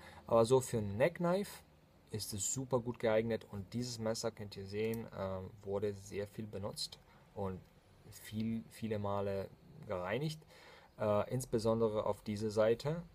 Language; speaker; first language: German; non-native, fluent; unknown